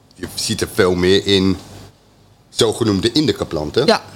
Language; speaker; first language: Dutch; non-native, fluent; English